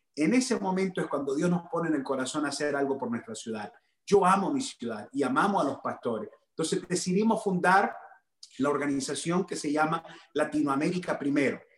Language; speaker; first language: Spanish; native; Spanish